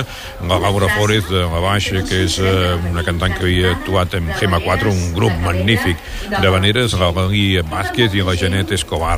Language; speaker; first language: Catalan; native; Catalan